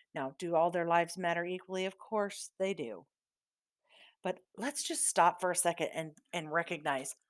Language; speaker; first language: English; native; English